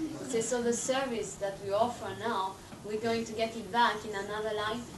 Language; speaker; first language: English; non-native, fluent; French